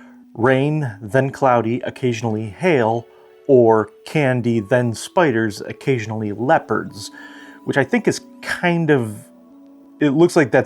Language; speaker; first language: English; native; English